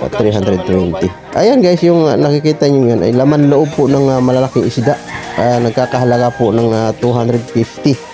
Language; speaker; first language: Filipino; non-native, local second language; Cebuano